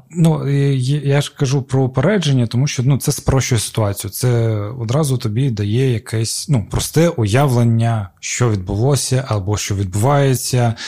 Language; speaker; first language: Ukrainian; non-native, local second language; Crimean Tatar